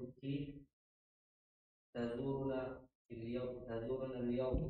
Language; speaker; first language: Arabic; non-native, learner; Indonesian